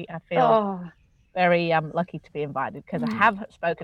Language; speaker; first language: English; native; English